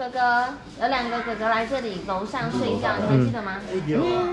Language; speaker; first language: Chinese; native; Chinese